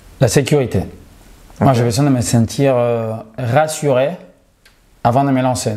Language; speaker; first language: French; non-native, fluent; Spanish